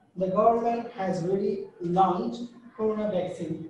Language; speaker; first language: English; non-native, local second language; Bangla